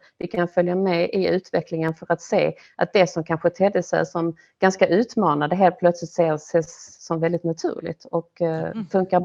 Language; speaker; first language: Swedish; native; Swedish